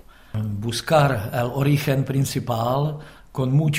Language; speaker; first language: Spanish; non-native, fluent; Czech